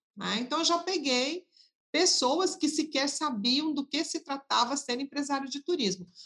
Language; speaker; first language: Portuguese; native; Portuguese